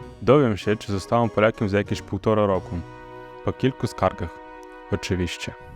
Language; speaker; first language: Polish; non-native, fluent; Romanian